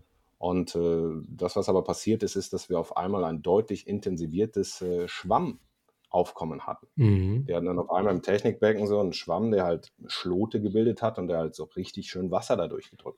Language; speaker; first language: German; native; German